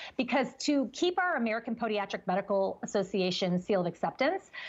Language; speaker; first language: English; native; English